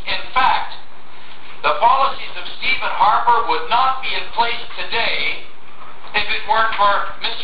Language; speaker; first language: English; native; English